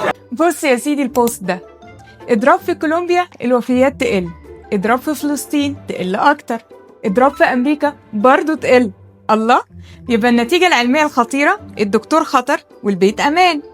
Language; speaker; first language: Arabic; native; Arabic